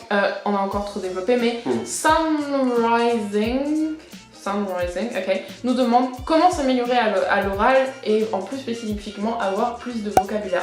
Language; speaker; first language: French; early bilingual, other home language; English